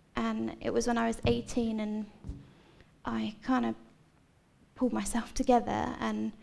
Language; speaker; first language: English; native; English